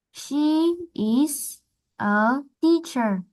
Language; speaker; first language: English; non-native, learner; Vietnamese